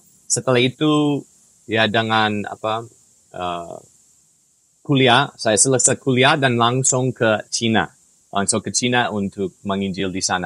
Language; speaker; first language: Indonesian; non-native, fluent; English